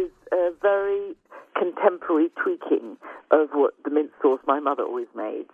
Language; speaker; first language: English; native; English